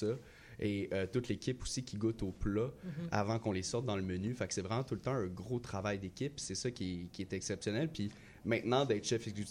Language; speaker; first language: French; native; French